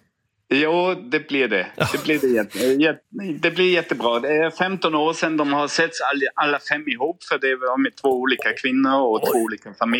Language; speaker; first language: Swedish; non-native, fluent; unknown